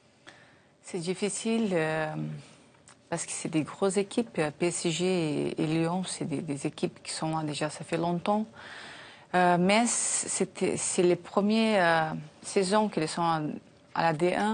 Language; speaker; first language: French; non-native, learner; Portuguese